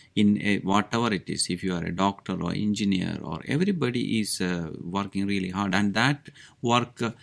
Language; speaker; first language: English; non-native, local second language; Malayalam